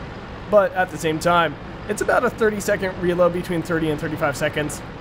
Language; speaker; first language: English; native; English